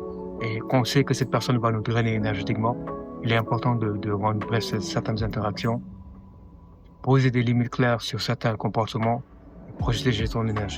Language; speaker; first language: French; non-native, local second language; Wolof